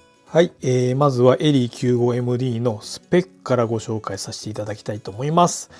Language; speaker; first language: Japanese; native; Japanese